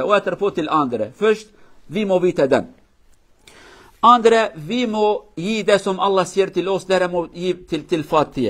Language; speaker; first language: Swedish; non-native, learner; Kurdish